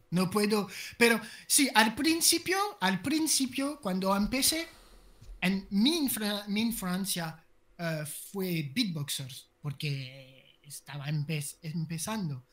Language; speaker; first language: Spanish; non-native, learner; French